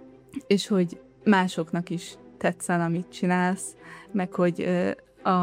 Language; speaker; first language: Hungarian; early bilingual, heritage; Hungarian